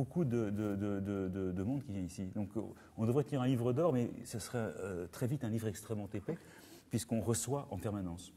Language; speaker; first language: French; native; French